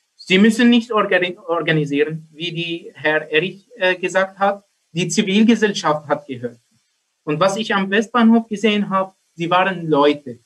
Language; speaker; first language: German; non-native, learner; Arabic